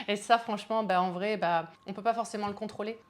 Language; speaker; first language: French; native; French